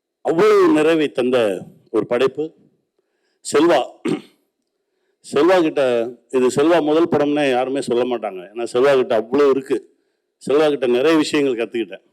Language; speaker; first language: Tamil; native; Tamil